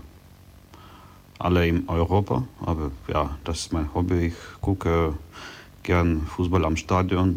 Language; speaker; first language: German; non-native, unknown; Russian